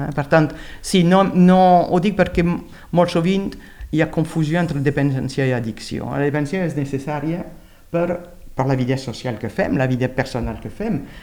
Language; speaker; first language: Catalan; non-native, fluent; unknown